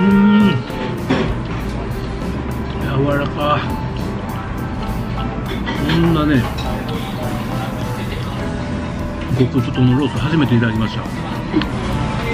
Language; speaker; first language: Japanese; native; Japanese